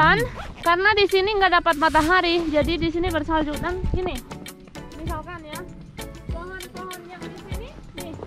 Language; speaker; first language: Indonesian; non-native, fluent; Spanish